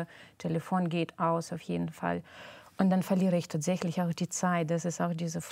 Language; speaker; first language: German; non-native, fluent; Russian